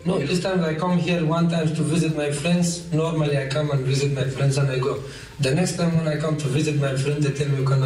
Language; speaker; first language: English; non-native, learner; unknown